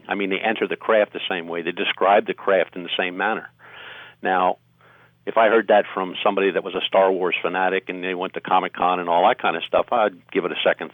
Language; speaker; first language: English; native; English